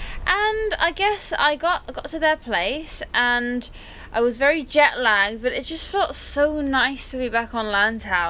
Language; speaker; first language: English; native; English